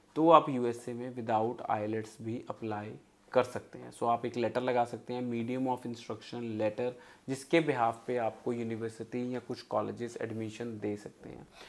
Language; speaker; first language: Hindi; non-native, local second language; Punjabi